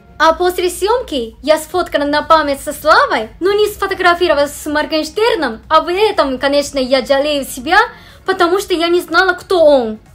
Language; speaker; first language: Russian; non-native, fluent; Japanese